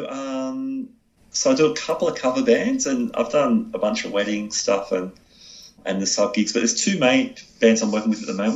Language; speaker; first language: English; native; English